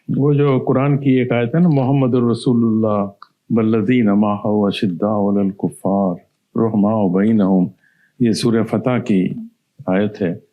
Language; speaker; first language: Urdu; non-native, local second language; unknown